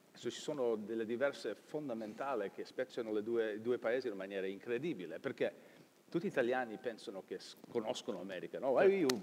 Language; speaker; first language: Italian; early bilingual, heritage; Italian